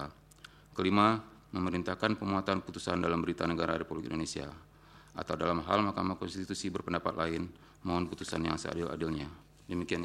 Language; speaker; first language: Indonesian; native; Indonesian